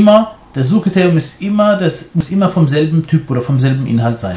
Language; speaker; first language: German; non-native, fluent; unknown